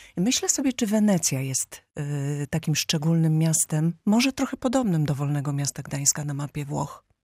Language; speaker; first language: Polish; native; Polish